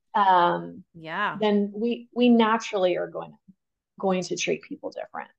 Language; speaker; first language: English; native; English